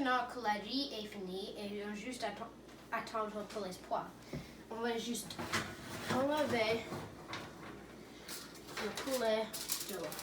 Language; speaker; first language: French; non-native, learner; English